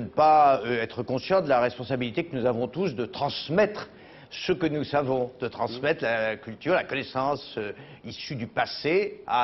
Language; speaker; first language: French; native; French